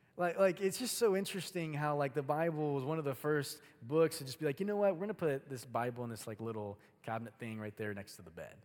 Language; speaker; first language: English; early bilingual, other home language; Spanish